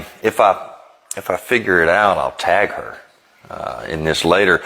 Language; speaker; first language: English; native; English